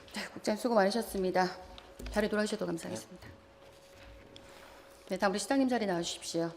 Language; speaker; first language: Korean; native; Korean